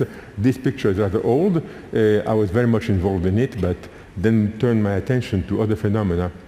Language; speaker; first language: English; non-native, fluent; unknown